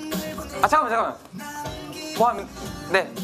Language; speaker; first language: Korean; non-native, fluent; Japanese